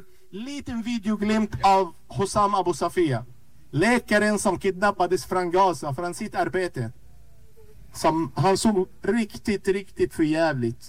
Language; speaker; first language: Swedish; non-native, fluent; Arabic